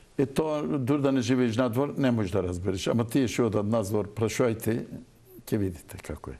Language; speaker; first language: Macedonian; non-native, local second language; Turkish